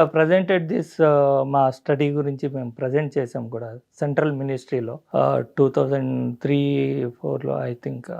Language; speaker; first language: Telugu; native; Telugu